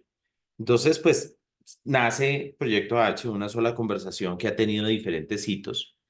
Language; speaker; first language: Spanish; native; Spanish